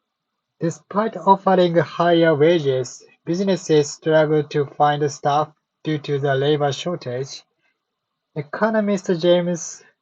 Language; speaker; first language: English; non-native, learner; Japanese